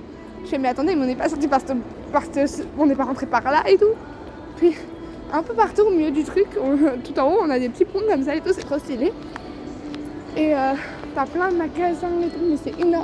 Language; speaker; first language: French; native; French